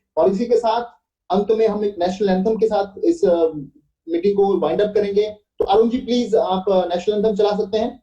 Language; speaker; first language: Hindi; native; Hindi